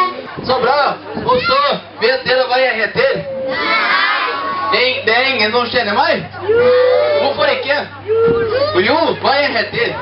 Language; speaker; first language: Norwegian; non-native, learner; Portuguese